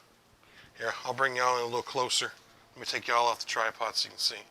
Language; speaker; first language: English; native; English